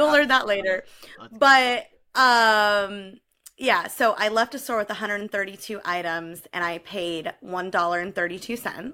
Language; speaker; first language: English; native; English